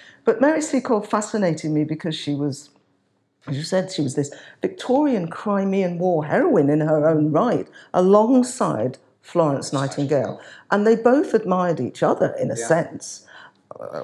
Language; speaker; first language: English; native; English